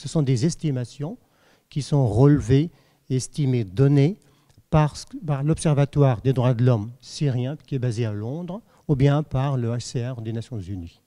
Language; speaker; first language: French; non-native, fluent; Arabic